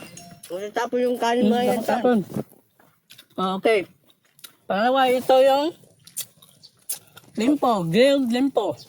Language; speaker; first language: Filipino; non-native, local second language; Cebuano